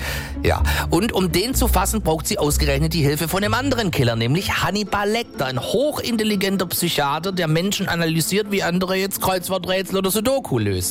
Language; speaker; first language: German; native; German